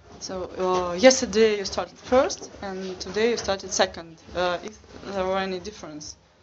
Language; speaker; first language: English; non-native, fluent; Russian